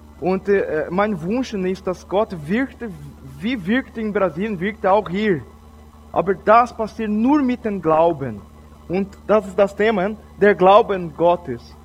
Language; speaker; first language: German; non-native, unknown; Portuguese